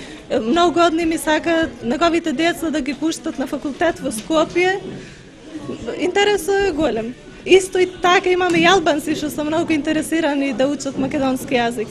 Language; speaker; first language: Macedonian; early bilingual, heritage; Macedonian